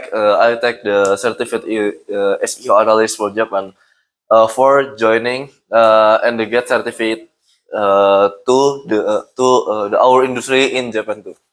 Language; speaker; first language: English; non-native, learner; Indonesian